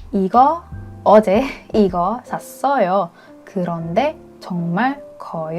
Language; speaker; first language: Korean; non-native, fluent; Indonesian